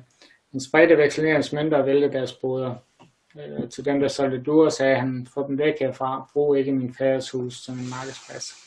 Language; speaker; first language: Danish; native; Danish